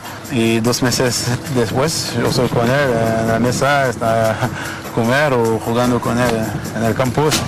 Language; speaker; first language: Spanish; non-native, learner; French